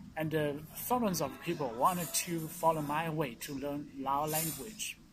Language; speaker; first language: English; non-native, fluent; Chinese